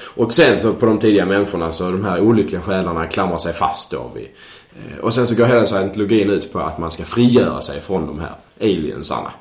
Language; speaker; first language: Swedish; native; Swedish